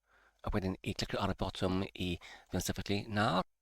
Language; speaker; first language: Welsh; non-native, learner; English